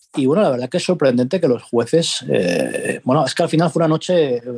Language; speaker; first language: Spanish; native; Spanish